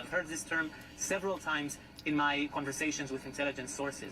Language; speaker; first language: English; non-native, fluent; Hebrew